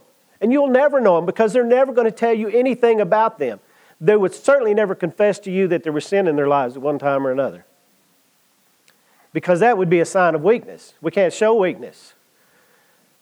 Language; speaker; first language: English; native; English